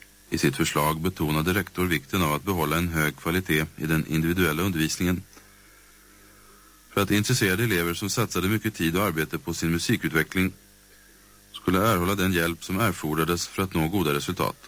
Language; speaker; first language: Swedish; native; Swedish